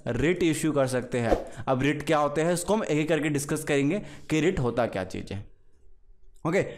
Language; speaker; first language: Hindi; native; Hindi